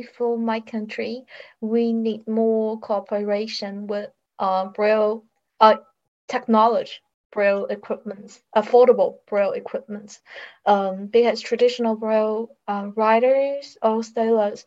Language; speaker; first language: English; non-native, fluent; Chinese